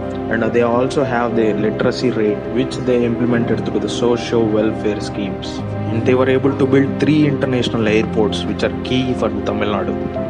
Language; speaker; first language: English; non-native, local second language; Telugu